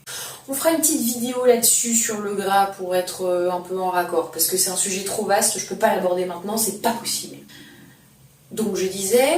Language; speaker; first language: French; native; French